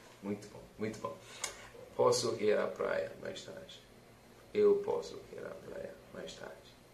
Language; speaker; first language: Portuguese; non-native, fluent; English